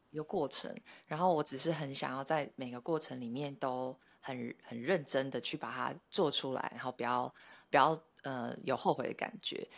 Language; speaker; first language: Chinese; native; Chinese